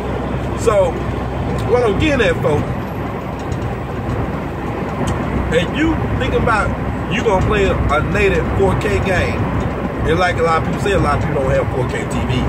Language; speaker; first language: English; native; English